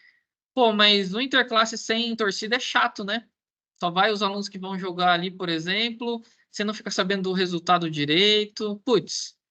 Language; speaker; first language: Portuguese; native; Portuguese